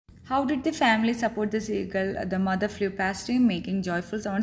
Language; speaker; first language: English; non-native, local second language; Malayalam